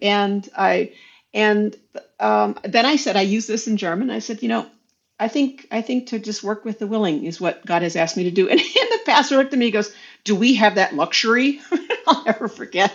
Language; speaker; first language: English; native; English